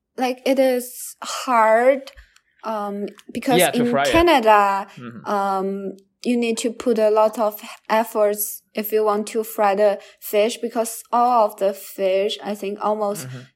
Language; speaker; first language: English; non-native, learner; Chinese